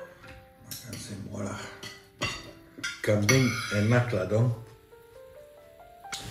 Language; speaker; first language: Indonesian; non-native, learner; French